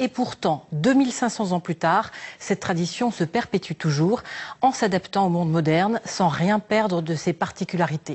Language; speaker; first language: French; native; French